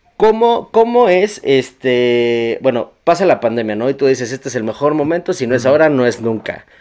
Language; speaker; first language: Spanish; native; Spanish